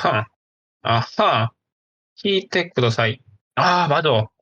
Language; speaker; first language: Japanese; non-native, learner; Korean